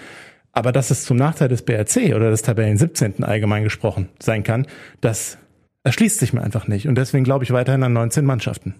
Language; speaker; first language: German; native; German